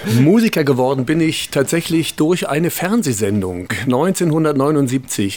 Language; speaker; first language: German; native; German